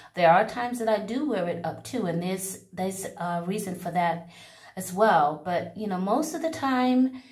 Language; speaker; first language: English; native; English